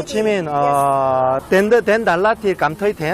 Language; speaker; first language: Vietnamese; non-native, learner; Korean